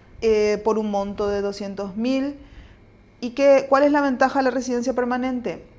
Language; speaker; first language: Spanish; native; Spanish